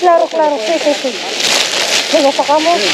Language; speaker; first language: Spanish; non-native, fluent; Filipino